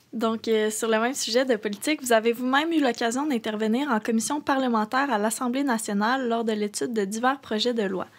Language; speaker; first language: French; native; French